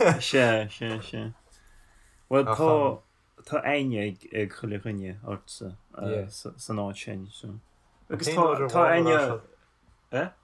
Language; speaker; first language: Irish; non-native, fluent; English